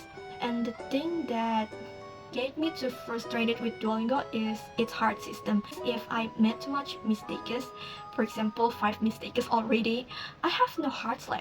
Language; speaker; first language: English; non-native, learner; Indonesian